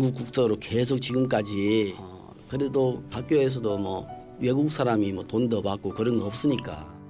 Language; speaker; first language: Korean; early bilingual, heritage; Korean